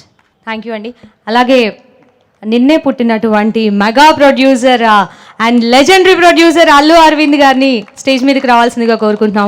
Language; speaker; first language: Telugu; native; Telugu